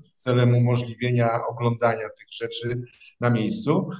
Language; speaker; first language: Polish; native; Polish